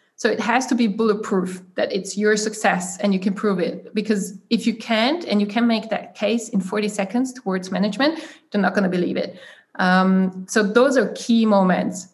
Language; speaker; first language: English; non-native, fluent; German